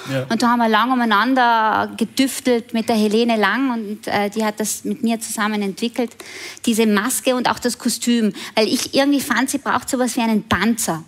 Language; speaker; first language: German; native; German